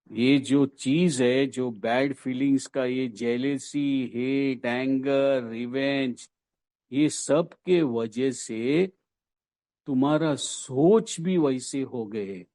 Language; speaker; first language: Hindi; non-native, local second language; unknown